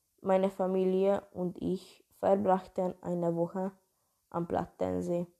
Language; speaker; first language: German; non-native, learner; Hungarian